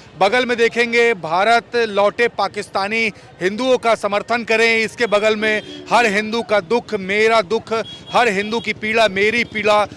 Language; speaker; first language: Hindi; native; Hindi